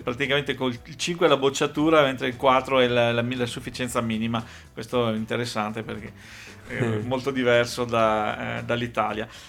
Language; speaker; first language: Italian; native; Italian